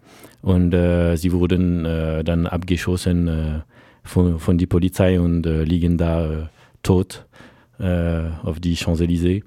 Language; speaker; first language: German; non-native, fluent; French